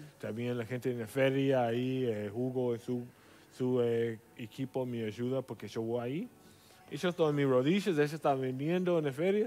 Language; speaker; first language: Spanish; non-native, learner; English